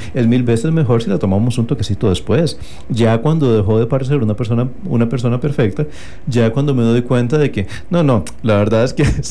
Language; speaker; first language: Spanish; native; Spanish